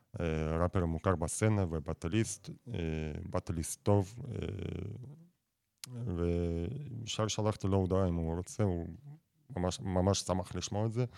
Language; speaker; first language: Hebrew; non-native, fluent; Russian